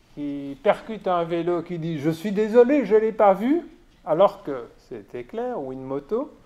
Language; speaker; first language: French; native; French